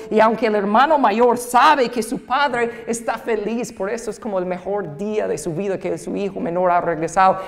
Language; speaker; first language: Spanish; non-native, fluent; English